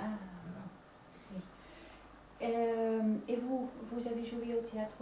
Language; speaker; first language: French; non-native, fluent; Dutch